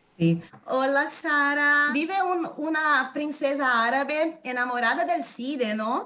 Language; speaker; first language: Spanish; non-native, fluent; Portuguese